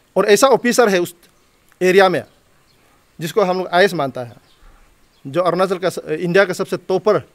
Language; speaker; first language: Hindi; non-native, local second language; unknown